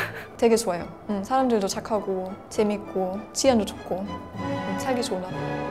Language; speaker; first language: Korean; non-native, fluent; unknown